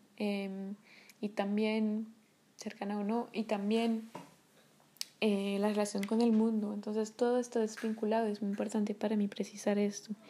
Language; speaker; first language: Spanish; non-native, fluent; French